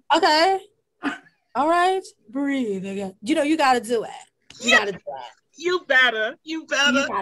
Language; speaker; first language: English; native; English